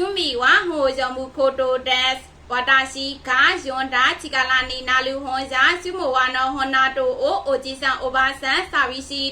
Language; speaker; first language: Japanese; non-native, learner; Burmese